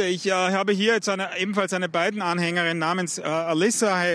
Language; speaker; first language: German; native; German